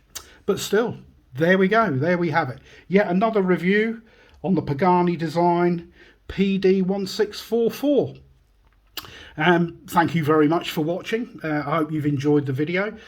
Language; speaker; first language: English; native; English